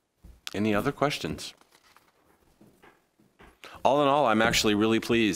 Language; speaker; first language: English; native; English